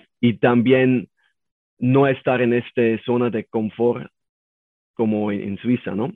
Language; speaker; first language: Spanish; non-native, learner; German